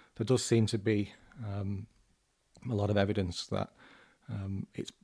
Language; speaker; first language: English; native; English